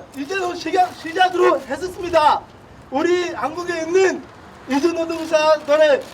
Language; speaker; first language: Korean; non-native, learner; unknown